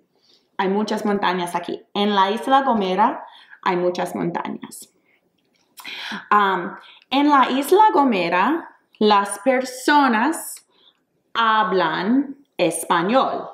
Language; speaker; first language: Spanish; non-native, fluent; English